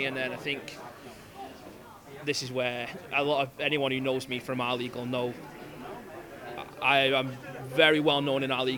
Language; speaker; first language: English; native; English